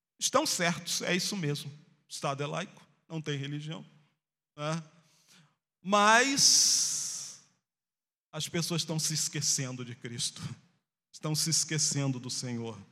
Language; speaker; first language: Portuguese; native; Portuguese